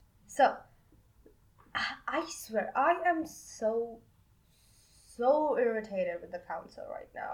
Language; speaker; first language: English; non-native, local second language; Hindi